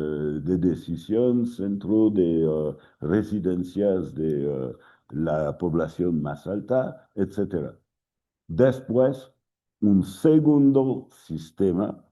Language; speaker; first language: Spanish; non-native, fluent; French